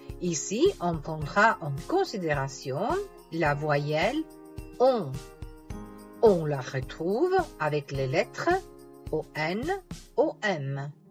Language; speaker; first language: French; non-native, fluent; Italian